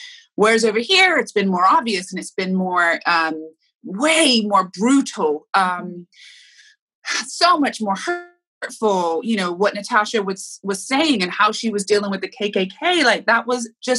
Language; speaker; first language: English; native; English